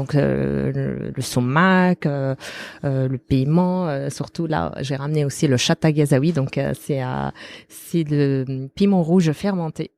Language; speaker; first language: French; non-native, fluent; Arabic